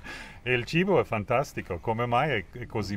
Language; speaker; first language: Italian; non-native, fluent; English